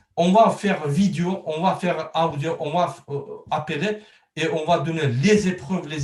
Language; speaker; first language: French; non-native, learner; Turkmen